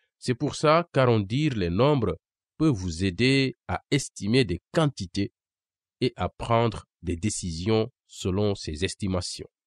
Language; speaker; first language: French; non-native, local second language; Wolof